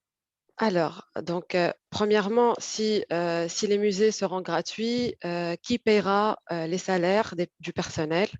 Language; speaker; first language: French; non-native, fluent; Arabic